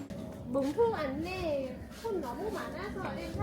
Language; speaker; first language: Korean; non-native, learner; Thai